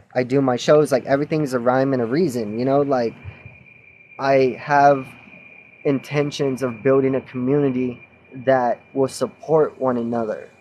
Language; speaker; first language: English; native; English